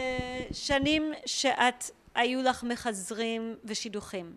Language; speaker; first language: Hebrew; native; Hebrew